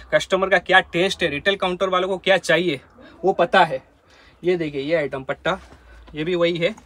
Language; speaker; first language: Hindi; non-native, local second language; Gujarati